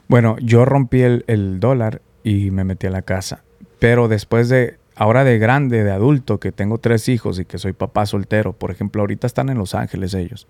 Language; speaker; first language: Spanish; early bilingual, heritage; Spanish